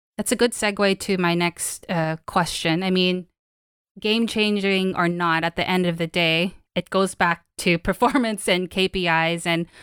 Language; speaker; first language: English; non-native, local second language; Filipino